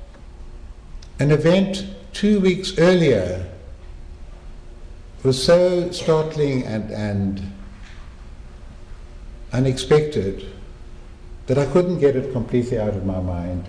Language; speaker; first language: English; native; English